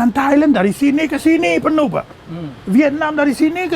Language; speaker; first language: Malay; non-native, fluent; French